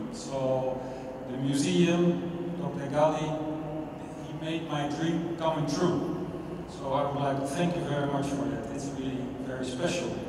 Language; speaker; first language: English; non-native, fluent; Dutch